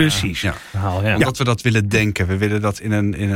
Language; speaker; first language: Dutch; native; Dutch